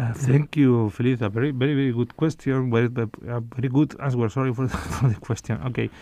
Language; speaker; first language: English; non-native, fluent; Spanish